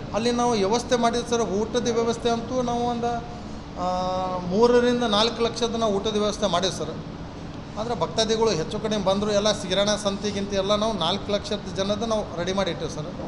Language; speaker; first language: Kannada; non-native, local second language; Lambadi